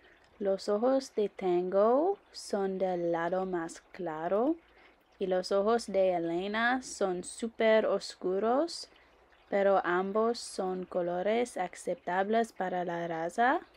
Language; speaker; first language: Spanish; non-native, learner; English